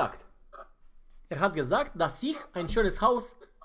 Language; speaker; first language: German; non-native, fluent; Romanian